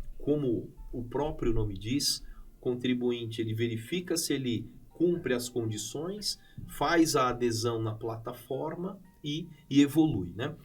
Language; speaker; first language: Portuguese; native; Portuguese